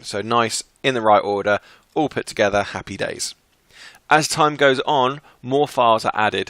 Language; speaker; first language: English; native; English